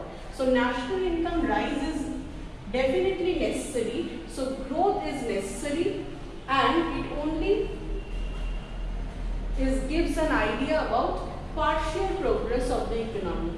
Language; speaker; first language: English; non-native, local second language; Bangla